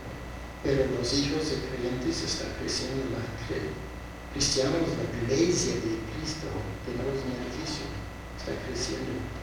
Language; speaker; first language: Spanish; non-native, fluent; English